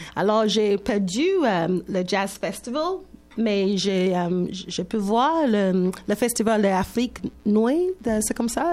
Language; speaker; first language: French; non-native, learner; English